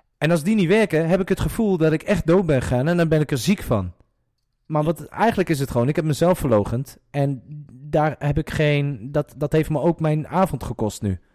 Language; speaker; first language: Dutch; early bilingual, other home language; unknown